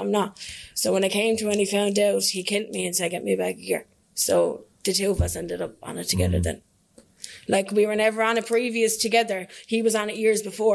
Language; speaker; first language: English; native; English